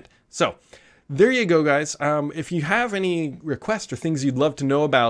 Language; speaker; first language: English; native; English